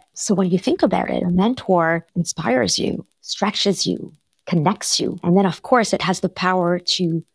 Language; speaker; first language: English; non-native, fluent; French